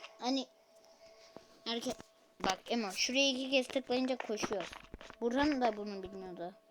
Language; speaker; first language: Turkish; native; Turkish